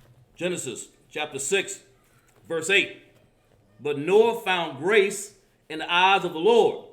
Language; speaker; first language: English; native; English